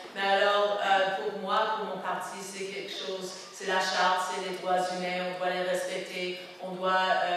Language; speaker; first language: French; non-native, learner; English